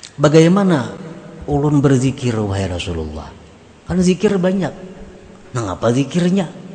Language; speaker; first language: Indonesian; non-native, local second language; Banjar